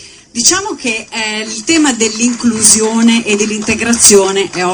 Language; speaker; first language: Italian; native; Italian